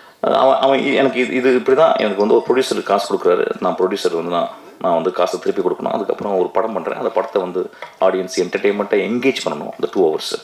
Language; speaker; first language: Tamil; native; Tamil